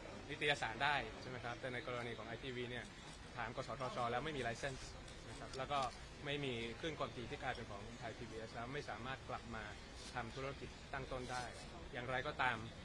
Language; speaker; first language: Thai; native; Thai